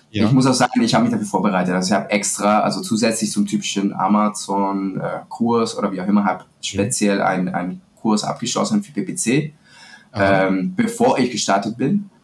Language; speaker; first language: German; non-native, fluent; Spanish